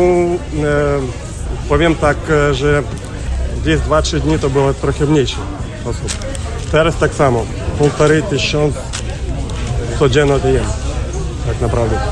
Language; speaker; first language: Polish; non-native, learner; Ukrainian